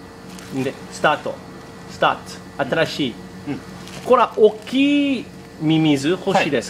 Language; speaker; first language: Japanese; non-native, learner; English